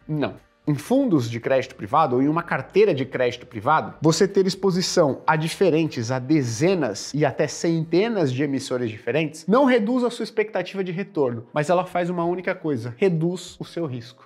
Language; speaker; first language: Portuguese; native; Portuguese